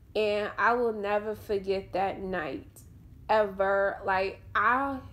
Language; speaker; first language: English; native; English